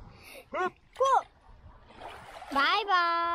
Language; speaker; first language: Japanese; native; Japanese